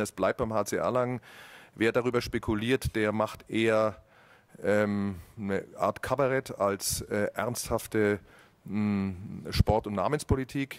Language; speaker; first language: German; native; German